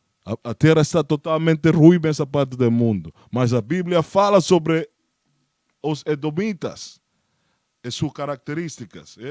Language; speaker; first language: Portuguese; non-native, learner; Spanish